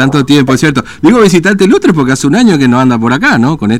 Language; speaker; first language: Spanish; native; Spanish